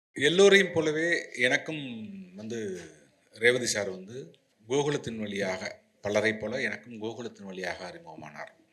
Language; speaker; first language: Tamil; non-native, local second language; Malayalam